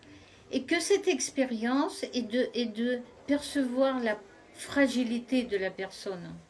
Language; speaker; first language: French; non-native, fluent; Russian